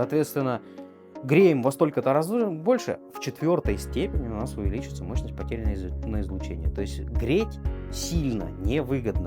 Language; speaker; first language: Russian; native; Russian